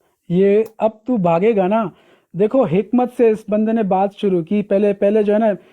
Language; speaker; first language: Urdu; native; Urdu